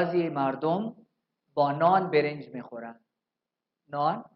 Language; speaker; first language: Persian; non-native, fluent; Urdu